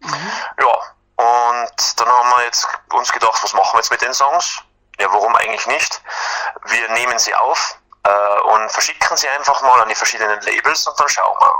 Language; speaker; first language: German; native; German